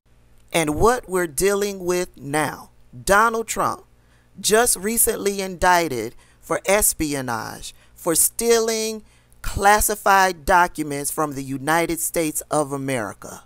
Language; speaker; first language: English; native; English